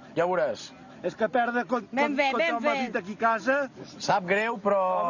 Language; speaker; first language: Catalan; native; Catalan